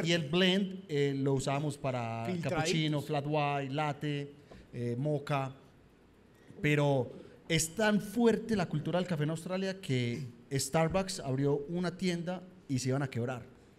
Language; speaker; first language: Spanish; native; Spanish